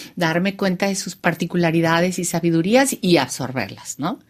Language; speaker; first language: Spanish; native; Spanish